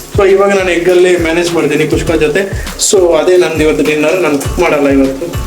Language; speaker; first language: Kannada; non-native, local second language; Tulu